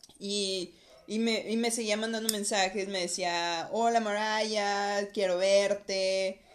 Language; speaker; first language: Spanish; native; Spanish